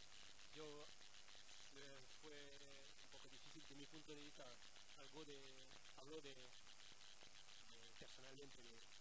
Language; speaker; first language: Spanish; non-native, learner; French